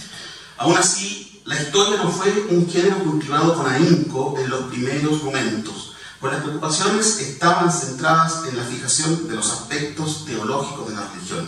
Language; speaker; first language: Spanish; native; Spanish